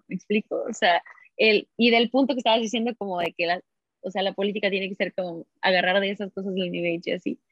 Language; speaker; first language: Spanish; early bilingual, heritage; Spanish